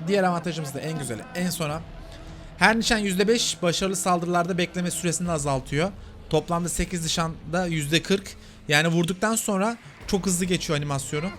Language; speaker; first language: Turkish; native; Turkish